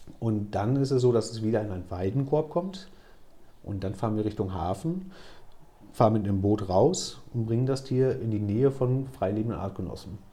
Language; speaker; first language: German; native; German